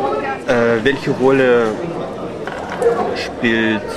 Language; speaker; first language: German; non-native, fluent; Russian